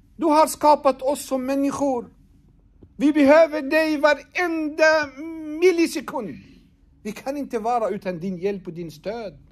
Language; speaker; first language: Swedish; non-native, fluent; Arabic